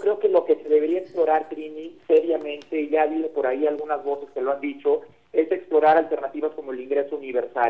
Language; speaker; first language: Spanish; native; Spanish